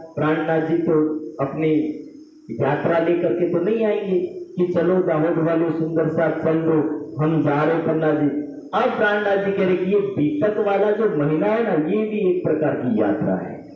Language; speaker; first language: Hindi; non-native, local second language; Gujarati